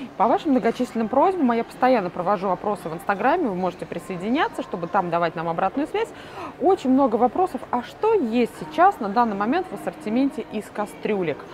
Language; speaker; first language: Russian; native; Russian